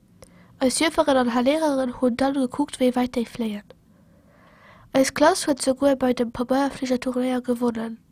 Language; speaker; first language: German; non-native, local second language; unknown